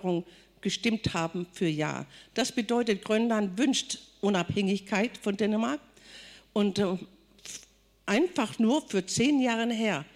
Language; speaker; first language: German; non-native, fluent; Kalaallisut